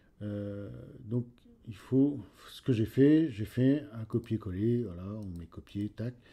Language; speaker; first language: French; native; French